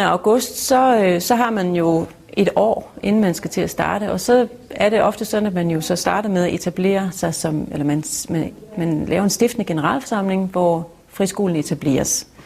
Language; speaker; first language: Danish; native; Danish